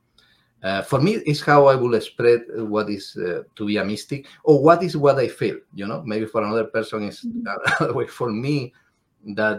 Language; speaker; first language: English; non-native, fluent; Spanish